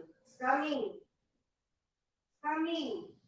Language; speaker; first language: English; non-native, local second language; Filipino